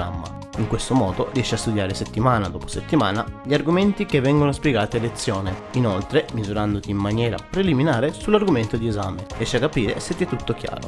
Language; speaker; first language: Italian; native; Italian